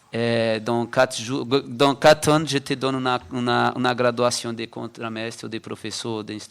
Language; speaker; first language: French; non-native, fluent; Portuguese